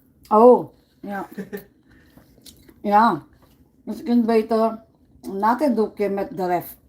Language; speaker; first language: Dutch; non-native, learner; Filipino